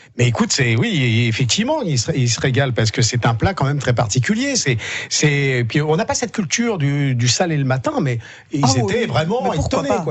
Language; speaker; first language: French; native; French